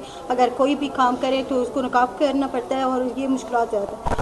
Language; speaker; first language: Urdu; non-native, fluent; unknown